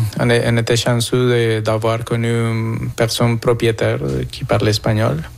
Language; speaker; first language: French; non-native, fluent; Spanish